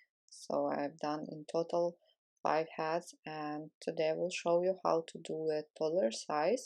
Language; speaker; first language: English; non-native, fluent; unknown